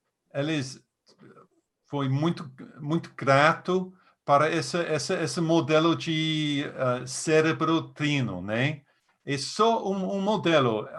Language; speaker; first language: Portuguese; non-native, fluent; English